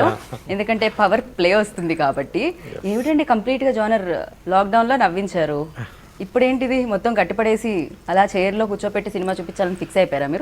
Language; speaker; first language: Telugu; native; Telugu